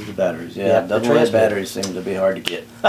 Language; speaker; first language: English; native; English